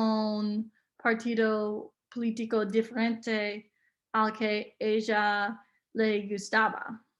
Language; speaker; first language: Spanish; non-native, learner; English